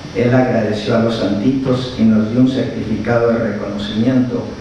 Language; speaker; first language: Spanish; early bilingual, heritage; Spanish